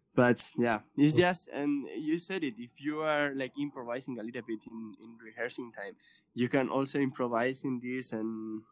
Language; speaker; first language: English; non-native, fluent; Spanish